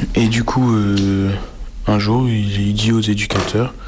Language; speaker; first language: French; native; French